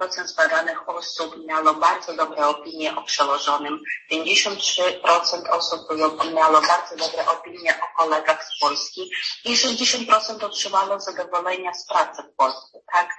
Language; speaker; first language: Polish; non-native, fluent; Ukrainian